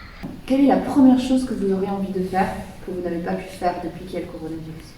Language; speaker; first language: French; native; French